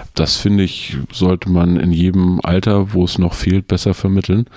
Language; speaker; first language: German; native; German